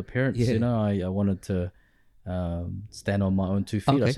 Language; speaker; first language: English; early bilingual, other home language; Pampanga